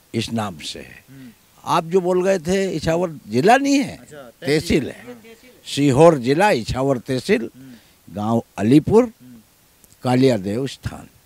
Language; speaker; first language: Hindi; native; Hindi